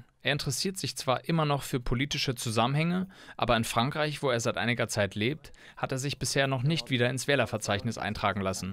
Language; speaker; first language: German; native; German